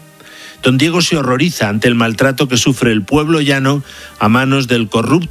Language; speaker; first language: Spanish; native; Spanish